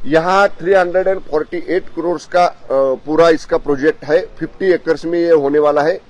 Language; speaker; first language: Hindi; non-native, local second language; Marathi